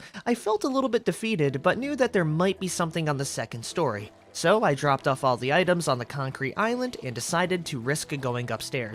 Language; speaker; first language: English; native; English